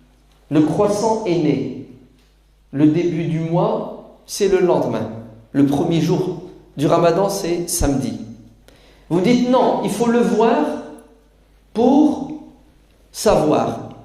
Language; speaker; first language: French; native; French